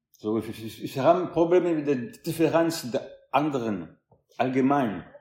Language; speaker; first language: German; non-native, fluent; French